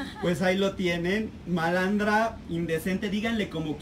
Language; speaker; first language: Spanish; native; Spanish